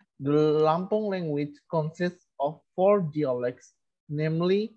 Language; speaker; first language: English; non-native, learner; Indonesian